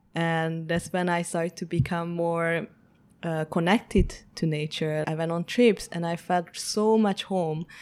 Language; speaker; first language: English; early bilingual, heritage; Hungarian